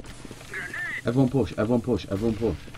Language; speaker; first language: English; native; English